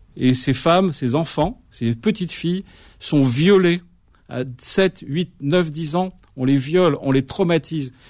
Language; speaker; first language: French; native; French